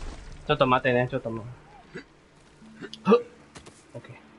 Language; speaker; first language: Japanese; non-native, learner; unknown